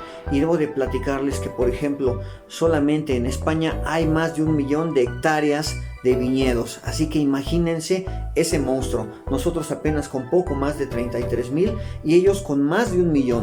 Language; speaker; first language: Spanish; native; Spanish